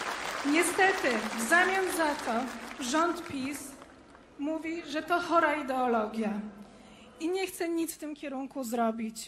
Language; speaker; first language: Polish; native; Polish